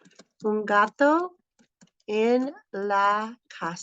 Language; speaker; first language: Spanish; non-native, fluent; English